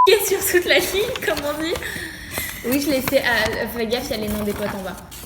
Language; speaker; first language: French; native; French